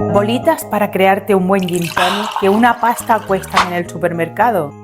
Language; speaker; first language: Spanish; native; Spanish